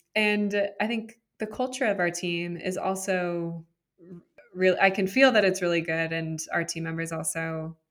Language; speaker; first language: English; native; English